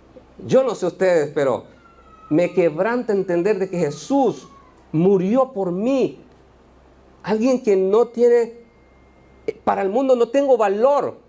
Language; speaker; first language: Spanish; native; Spanish